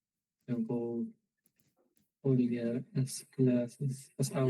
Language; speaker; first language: Portuguese; non-native, learner; Spanish